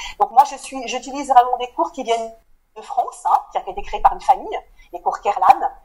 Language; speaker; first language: French; native; French